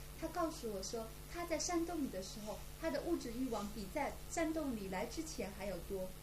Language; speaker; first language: Chinese; native; Chinese